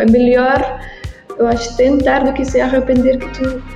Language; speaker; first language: Portuguese; non-native, learner; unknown